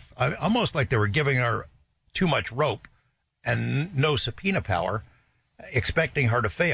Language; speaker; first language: English; native; English